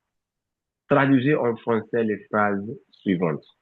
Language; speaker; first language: French; non-native, fluent; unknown